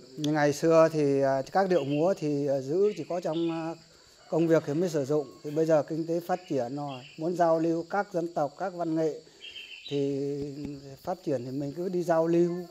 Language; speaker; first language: Vietnamese; non-native, local second language; Iu Mien